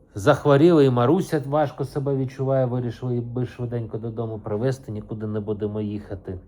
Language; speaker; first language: Ukrainian; native; Ukrainian